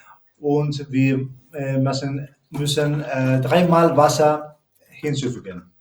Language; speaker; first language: German; non-native, learner; Spanish